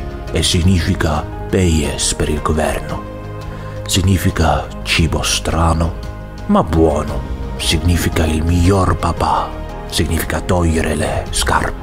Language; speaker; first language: Italian; non-native, learner; Swedish